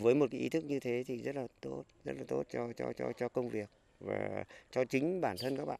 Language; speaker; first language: Vietnamese; native; Vietnamese